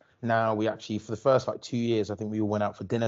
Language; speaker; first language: English; native; English